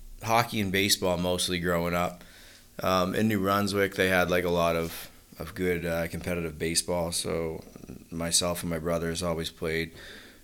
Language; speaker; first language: English; native; English